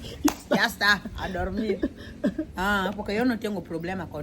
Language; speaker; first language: Spanish; non-native, learner; Filipino